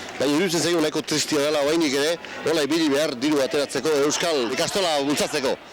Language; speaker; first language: Basque; non-native, local second language; Spanish